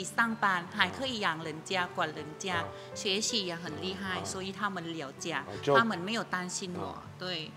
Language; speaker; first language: Chinese; non-native, learner; Thai